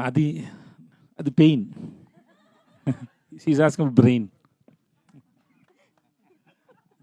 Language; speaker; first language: Telugu; non-native, learner; Tamil